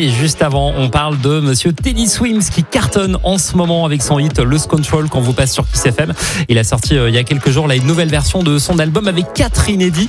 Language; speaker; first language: French; native; French